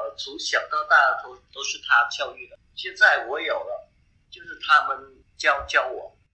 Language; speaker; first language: Chinese; non-native, learner; Vietnamese